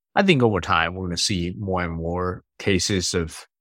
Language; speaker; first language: English; non-native, fluent; Chinese